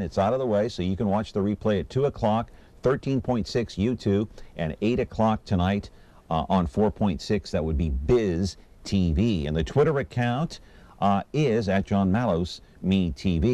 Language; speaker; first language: English; native; English